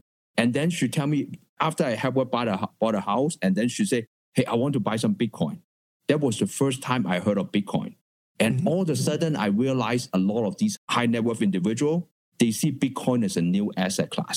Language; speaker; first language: English; non-native, local second language; Cantonese